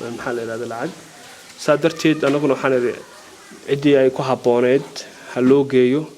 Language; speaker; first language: Somali; native; Somali